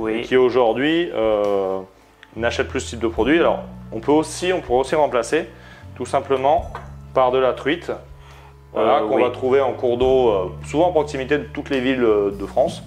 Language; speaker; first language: French; native; French